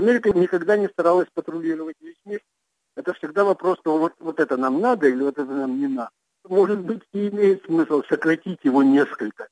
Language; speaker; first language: Russian; native; Russian